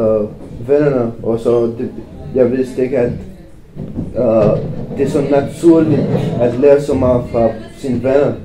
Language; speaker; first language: Danish; non-native, fluent; Romanian